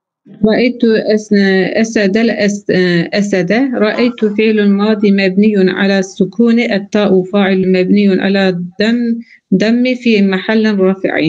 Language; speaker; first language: Arabic; non-native, learner; Turkish